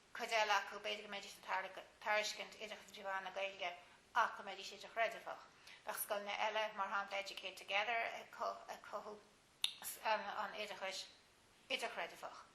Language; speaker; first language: Irish; native; Irish